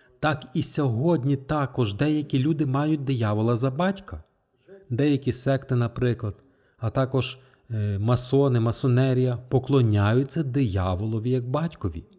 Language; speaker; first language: Ukrainian; non-native, fluent; French